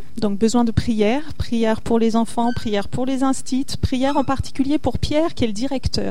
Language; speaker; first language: French; native; French